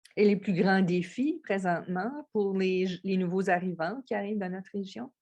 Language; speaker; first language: French; native; French